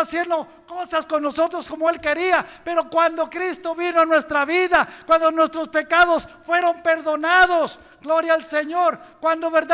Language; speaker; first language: Spanish; native; Spanish